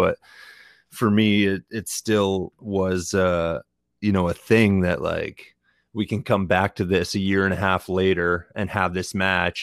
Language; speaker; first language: English; native; English